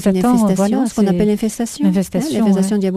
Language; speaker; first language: French; native; French